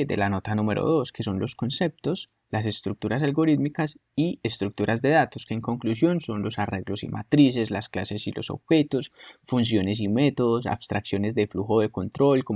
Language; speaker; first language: Spanish; native; Spanish